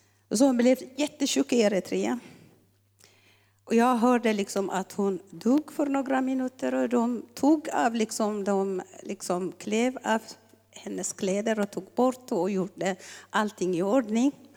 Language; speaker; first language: Swedish; non-native, fluent; Tigrinya